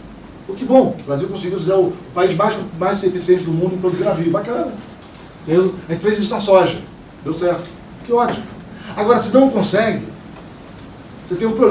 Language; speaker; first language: Portuguese; native; Portuguese